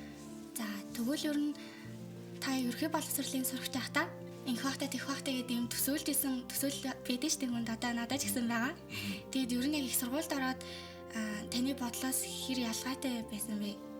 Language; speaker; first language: Mongolian; native; Mongolian